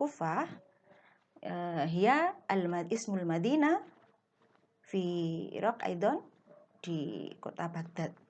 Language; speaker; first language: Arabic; non-native, fluent; Indonesian